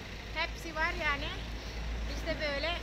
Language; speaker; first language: Turkish; non-native, learner; Indonesian